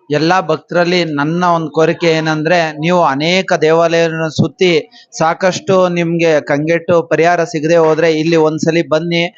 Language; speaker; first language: Kannada; native; Kannada